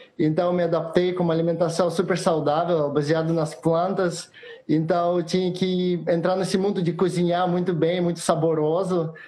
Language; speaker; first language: Portuguese; non-native, fluent; Russian